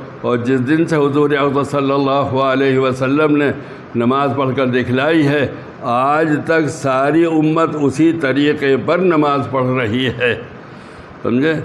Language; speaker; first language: Urdu; native; Urdu